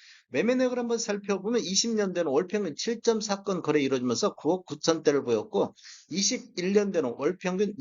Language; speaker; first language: Korean; native; Korean